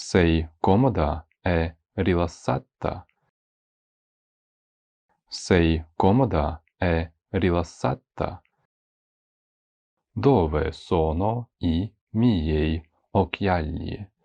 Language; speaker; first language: Italian; non-native, fluent; Ukrainian